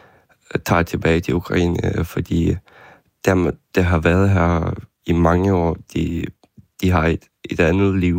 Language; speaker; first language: Danish; non-native, fluent; Ukrainian